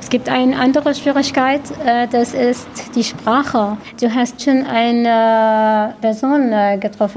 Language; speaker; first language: German; non-native, fluent; Arabic